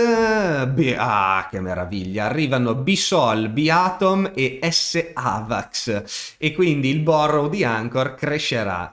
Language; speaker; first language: Italian; native; Italian